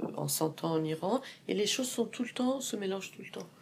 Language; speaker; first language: French; non-native, fluent; Persian